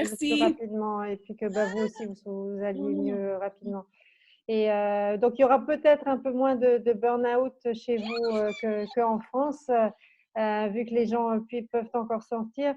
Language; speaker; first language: French; native; French